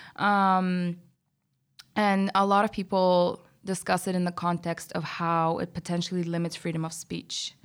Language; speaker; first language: English; non-native, fluent; Bulgarian